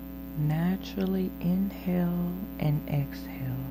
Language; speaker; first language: English; native; English